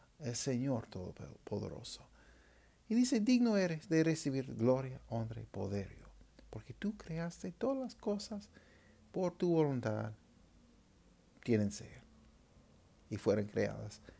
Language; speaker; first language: Spanish; non-native, fluent; English